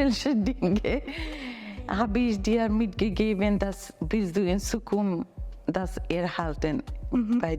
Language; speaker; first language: German; non-native, learner; Bangla